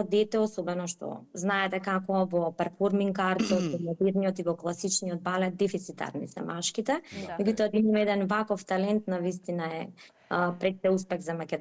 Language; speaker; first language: Macedonian; native; Macedonian